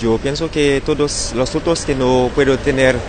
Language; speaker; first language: Spanish; non-native, learner; Haitian Creole